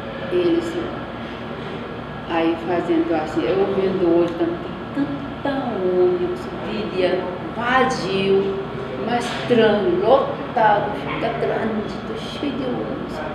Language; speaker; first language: Portuguese; non-native, learner; Korean